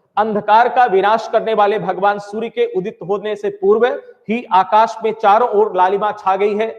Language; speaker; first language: Hindi; native; Hindi